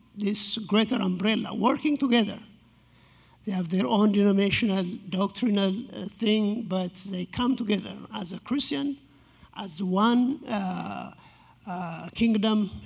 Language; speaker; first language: English; non-native, fluent; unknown